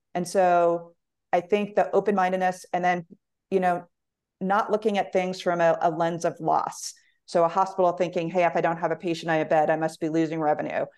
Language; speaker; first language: English; native; English